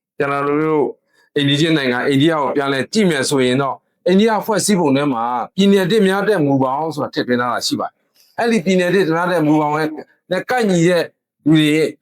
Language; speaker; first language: Burmese; non-native, local second language; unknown